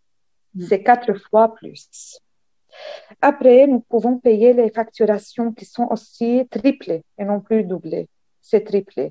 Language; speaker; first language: French; non-native, local second language; Arabic